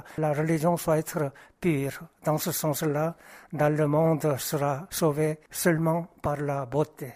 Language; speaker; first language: French; non-native, fluent; Korean